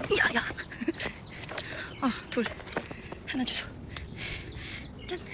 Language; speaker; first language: Korean; non-native, learner; Khmer